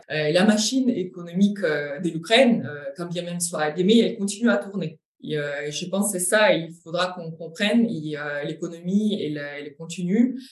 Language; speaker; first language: French; non-native, fluent; Ukrainian